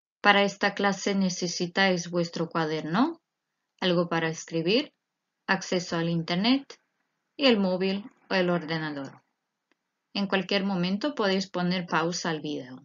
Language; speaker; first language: Spanish; non-native, fluent; Croatian